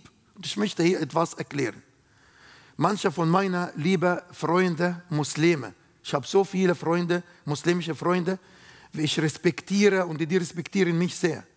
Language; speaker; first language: German; non-native, learner; Arabic